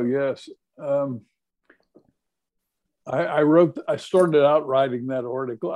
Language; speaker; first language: English; native; English